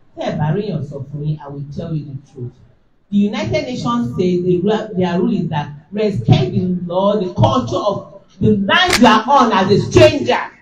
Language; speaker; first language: English; non-native, local second language; Yoruba